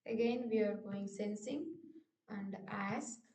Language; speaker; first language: English; non-native, local second language; Kannada